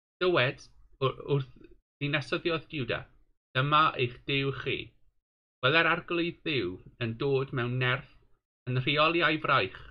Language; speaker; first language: Welsh; non-native, local second language; English